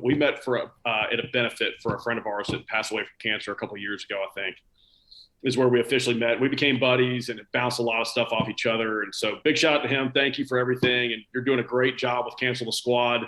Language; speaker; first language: English; native; English